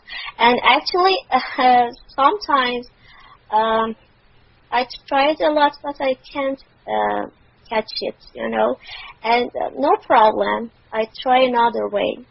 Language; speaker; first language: English; non-native, learner; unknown